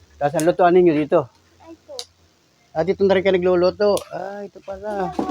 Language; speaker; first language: Filipino; native; Filipino